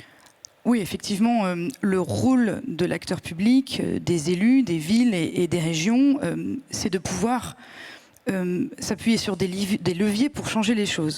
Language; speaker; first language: French; native; French